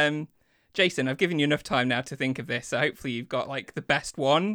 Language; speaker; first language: English; native; English